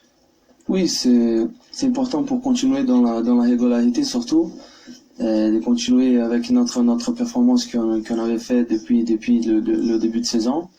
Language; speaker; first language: French; non-native, fluent; Portuguese